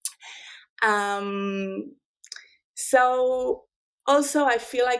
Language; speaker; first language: English; non-native, fluent; Spanish